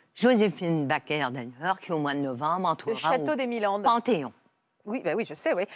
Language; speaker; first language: French; native; French